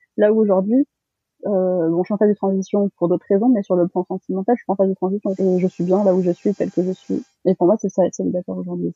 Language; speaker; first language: French; early bilingual, other home language; Malagasy